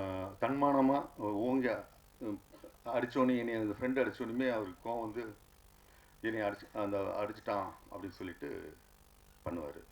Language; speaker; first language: Tamil; native; Tamil